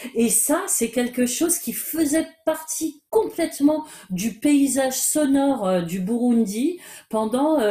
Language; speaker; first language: French; native; French